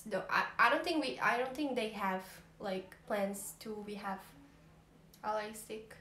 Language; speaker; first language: English; non-native, learner; Portuguese